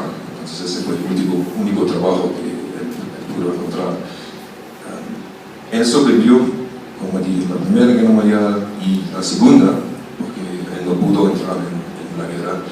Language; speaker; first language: Spanish; non-native, fluent; German